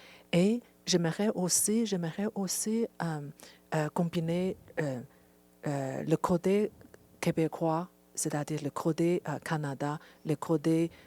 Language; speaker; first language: French; non-native, fluent; Chinese